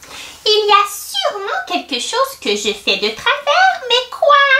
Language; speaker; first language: French; native; French